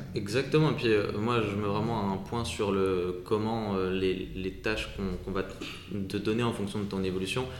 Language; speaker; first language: French; native; French